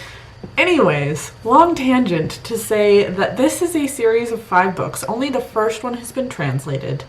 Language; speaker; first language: English; native; English